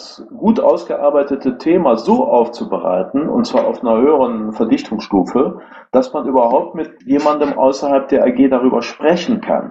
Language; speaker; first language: German; native; German